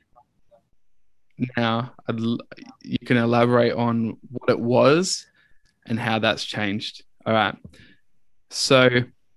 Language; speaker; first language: English; native; English